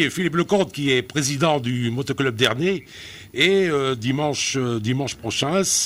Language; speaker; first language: French; native; French